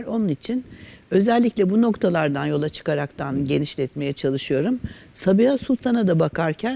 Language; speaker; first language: Turkish; native; Turkish